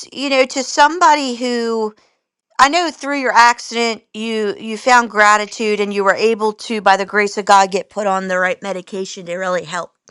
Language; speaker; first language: English; native; English